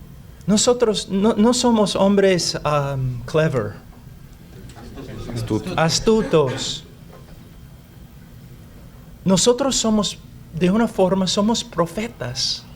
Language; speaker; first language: Spanish; non-native, fluent; English